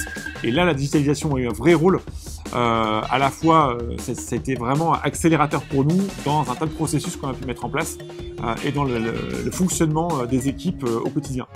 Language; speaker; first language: French; native; French